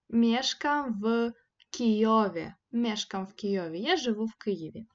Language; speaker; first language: Polish; non-native, fluent; Ukrainian